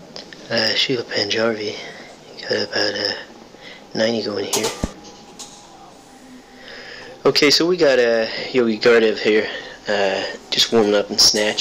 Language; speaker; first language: English; native; English